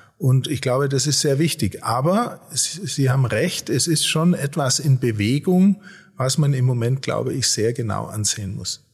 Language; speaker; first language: German; native; German